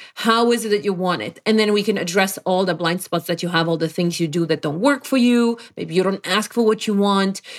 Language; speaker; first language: English; non-native, fluent; Polish